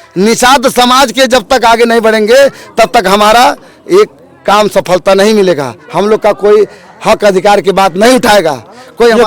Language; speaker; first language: Hindi; non-native, local second language; Bhojpuri